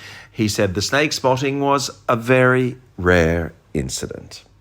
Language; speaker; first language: English; native; English